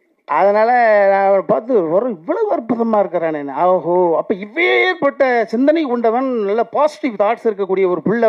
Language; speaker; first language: Tamil; native; Tamil